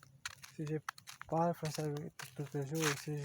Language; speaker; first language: French; non-native, learner; Portuguese